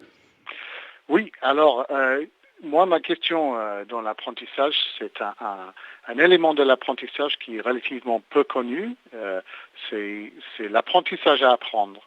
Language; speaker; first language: French; native; French